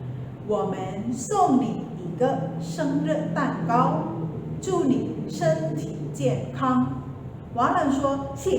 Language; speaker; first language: Chinese; non-native, fluent; Indonesian